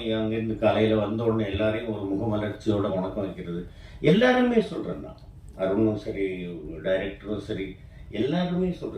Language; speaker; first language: Tamil; native; Tamil